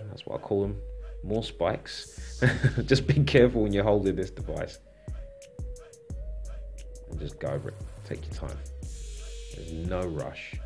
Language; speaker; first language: English; native; English